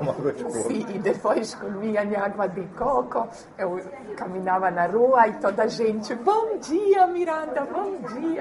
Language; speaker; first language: Portuguese; non-native, learner; Croatian